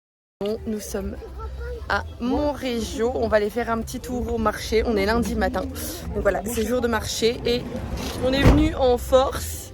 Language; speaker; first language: French; native; French